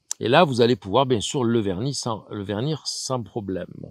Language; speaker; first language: French; native; French